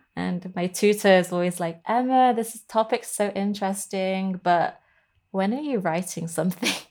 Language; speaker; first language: English; native; English